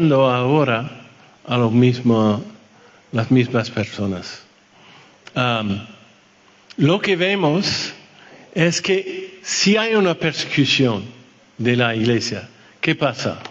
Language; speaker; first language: Spanish; non-native, fluent; French